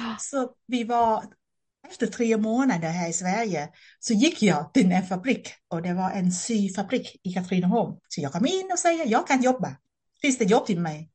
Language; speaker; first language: Swedish; non-native, fluent; Vietnamese